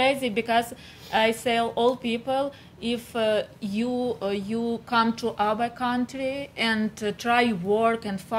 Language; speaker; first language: English; non-native, learner; Ukrainian